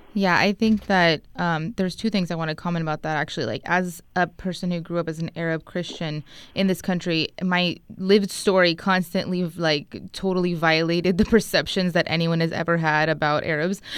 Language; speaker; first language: English; native; English